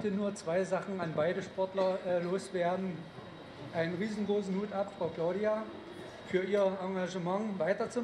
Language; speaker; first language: German; native; German